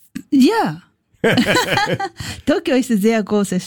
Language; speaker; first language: German; non-native, learner; Japanese